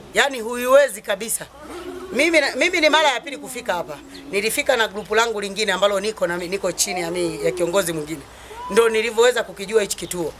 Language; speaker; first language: Swahili; native; Swahili